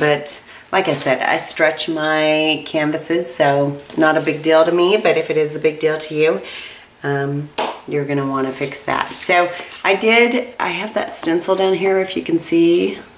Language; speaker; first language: English; native; English